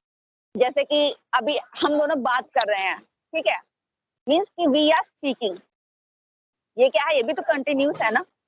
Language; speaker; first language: Hindi; native; Hindi